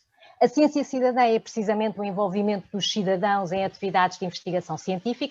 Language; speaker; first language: Portuguese; native; Portuguese